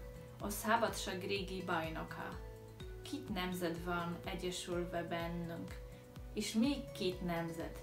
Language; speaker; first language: Hungarian; non-native, learner; Polish